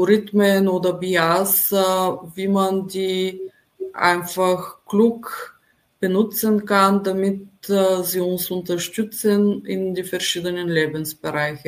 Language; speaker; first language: German; non-native, fluent; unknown